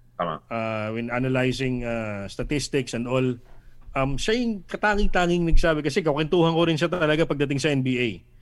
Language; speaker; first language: Filipino; native; Filipino